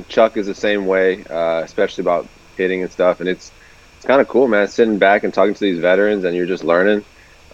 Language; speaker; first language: English; native; English